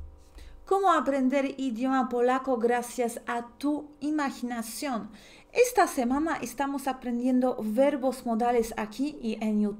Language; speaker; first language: Spanish; non-native, fluent; Polish